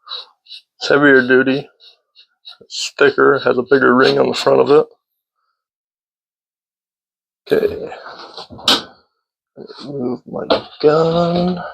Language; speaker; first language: English; native; English